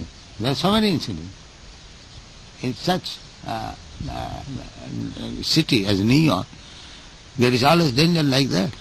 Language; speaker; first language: English; non-native, local second language; Bangla